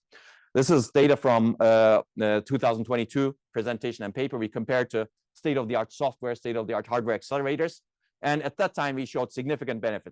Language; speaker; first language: English; non-native, fluent; Turkish